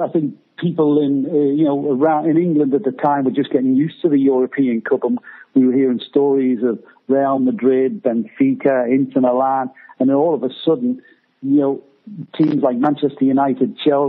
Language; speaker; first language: English; native; English